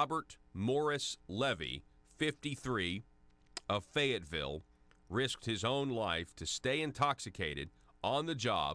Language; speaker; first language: English; native; English